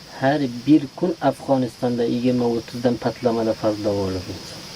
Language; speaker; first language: Turkish; non-native, learner; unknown